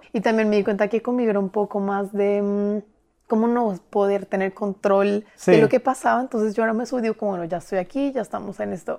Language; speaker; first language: Spanish; native; Spanish